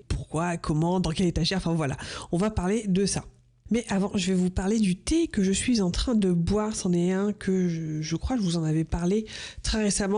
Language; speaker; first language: French; native; French